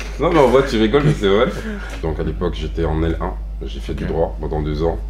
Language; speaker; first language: French; native; French